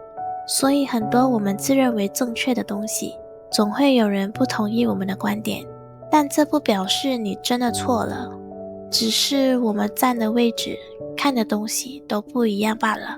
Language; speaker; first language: Chinese; native; Chinese